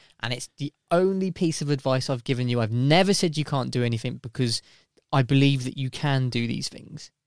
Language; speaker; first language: English; native; English